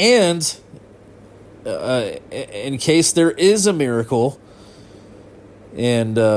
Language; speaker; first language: English; native; English